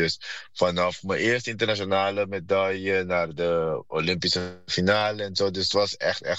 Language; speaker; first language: Dutch; non-native, fluent; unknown